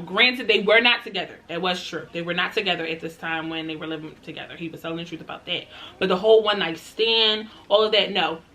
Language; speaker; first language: English; native; English